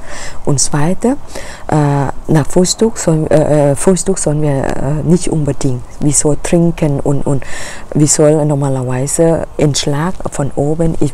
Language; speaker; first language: German; non-native, learner; Thai